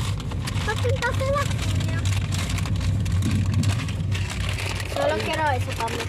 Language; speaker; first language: Spanish; early bilingual, other home language; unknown